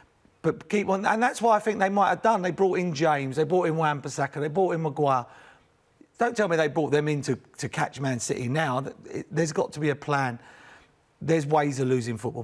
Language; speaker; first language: English; native; English